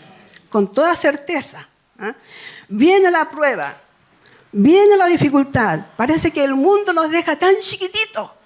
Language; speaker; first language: Spanish; native; Spanish